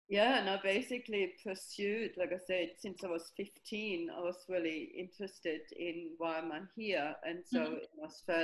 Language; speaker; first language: English; non-native, fluent; German